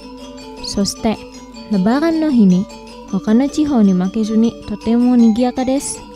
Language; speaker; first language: Japanese; non-native, fluent; Indonesian